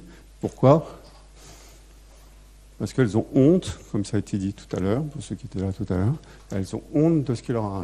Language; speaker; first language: French; native; French